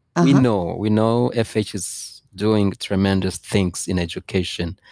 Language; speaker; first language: English; non-native, fluent; Rundi